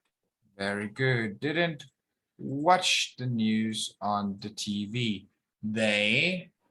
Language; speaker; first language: English; non-native, fluent; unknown